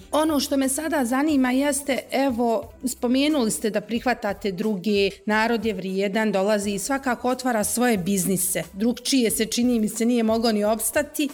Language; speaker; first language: Serbian; native; Serbian